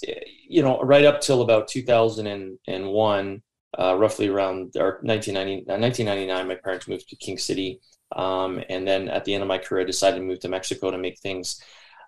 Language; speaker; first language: English; native; English